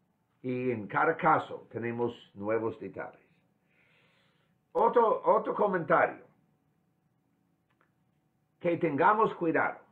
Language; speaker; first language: Spanish; non-native, fluent; English